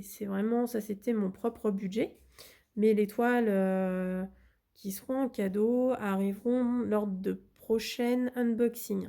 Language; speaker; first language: French; native; French